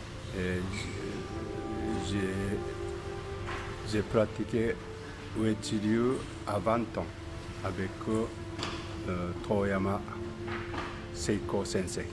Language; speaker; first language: French; non-native, learner; Japanese